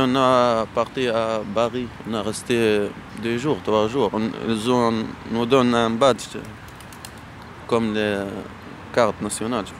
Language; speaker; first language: French; non-native, local second language; Arabic